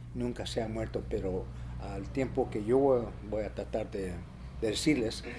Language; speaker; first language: Spanish; early bilingual, other home language; English